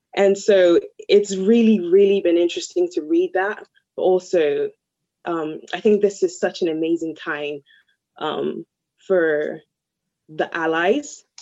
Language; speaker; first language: English; early bilingual, other home language; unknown